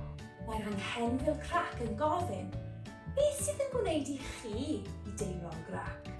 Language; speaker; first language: Welsh; non-native, local second language; English